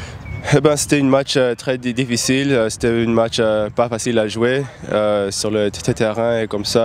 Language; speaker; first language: French; non-native, learner; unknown